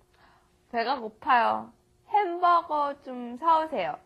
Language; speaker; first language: Korean; non-native, learner; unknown